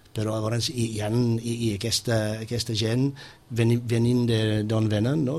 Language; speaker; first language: Catalan; non-native, fluent; English